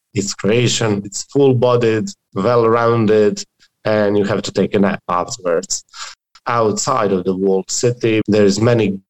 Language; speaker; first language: English; non-native, fluent; Croatian